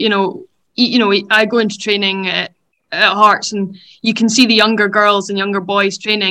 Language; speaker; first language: English; native; English